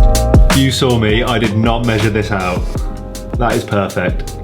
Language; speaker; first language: English; native; English